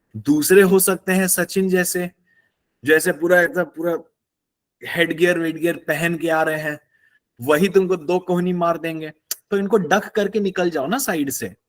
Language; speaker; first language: Hindi; native; Hindi